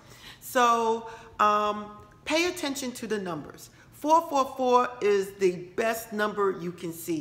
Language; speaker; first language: English; native; English